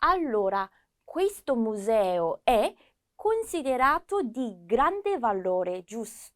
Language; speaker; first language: Italian; non-native, fluent; Korean